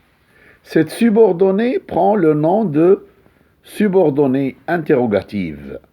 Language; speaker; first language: French; non-native, local second language; Arabic